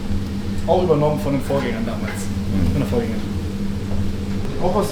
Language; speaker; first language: German; native; German